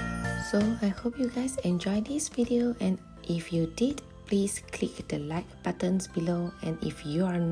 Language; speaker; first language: English; non-native, fluent; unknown